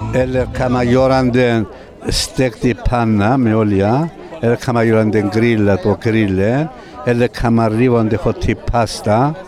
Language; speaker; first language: Swedish; non-native, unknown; Greek